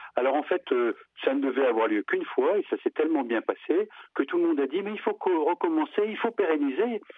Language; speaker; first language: French; native; French